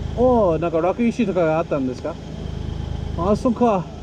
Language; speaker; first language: Japanese; non-native, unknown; English